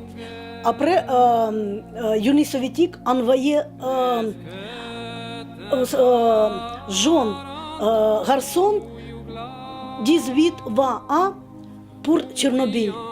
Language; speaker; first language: French; non-native, learner; Russian